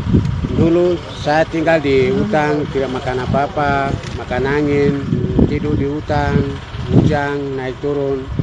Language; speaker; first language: Indonesian; non-native, local second language; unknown